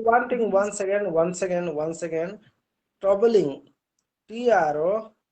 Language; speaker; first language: English; non-native, learner; Bangla